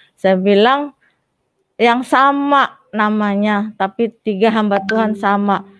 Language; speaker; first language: Indonesian; native; Indonesian